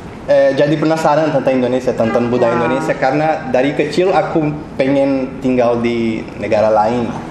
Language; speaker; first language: Indonesian; non-native, fluent; Portuguese